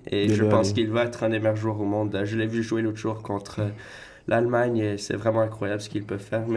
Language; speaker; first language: French; native; French